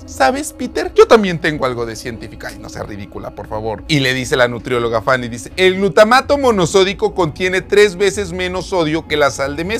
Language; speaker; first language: Spanish; native; Spanish